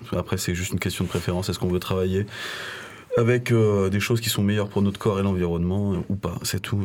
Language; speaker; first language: French; native; French